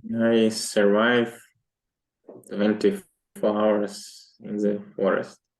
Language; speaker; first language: English; non-native, learner; Russian